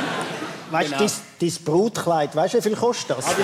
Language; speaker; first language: German; native; German